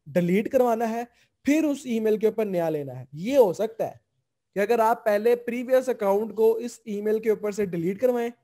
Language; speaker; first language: Urdu; non-native, local second language; Punjabi